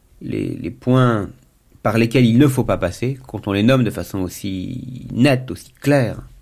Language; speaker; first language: French; native; French